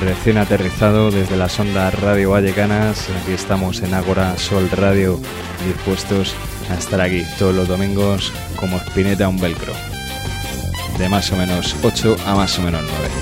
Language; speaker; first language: Spanish; native; Spanish